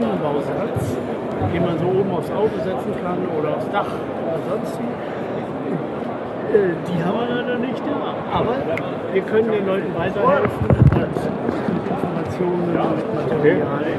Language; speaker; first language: German; native; German